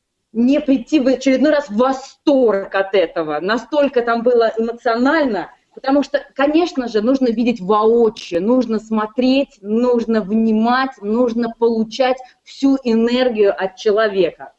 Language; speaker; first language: Russian; native; Russian